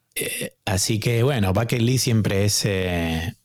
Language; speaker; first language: Spanish; native; Spanish